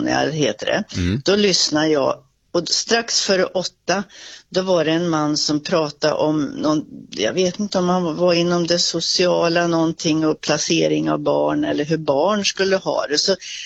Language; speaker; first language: Swedish; native; Swedish